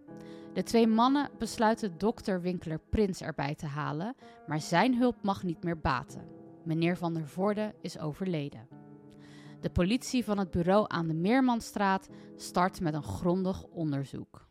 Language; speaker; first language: Dutch; native; Dutch